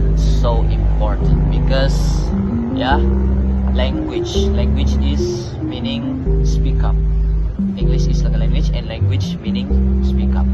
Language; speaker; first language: English; non-native, fluent; Indonesian